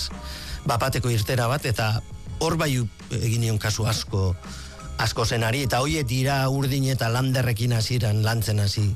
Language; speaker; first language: Basque; native; Basque